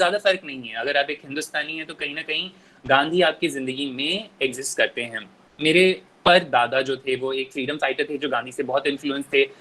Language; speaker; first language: Hindi; native; Hindi